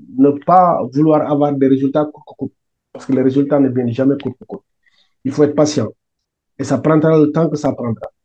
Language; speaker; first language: French; non-native, local second language; Wolof